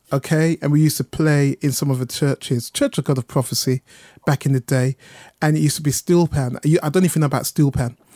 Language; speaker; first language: English; native; English